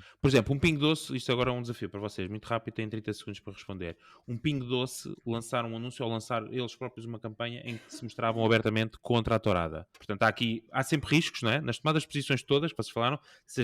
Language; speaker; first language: Portuguese; native; Portuguese